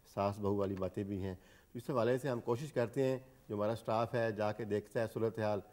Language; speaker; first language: Urdu; native; Urdu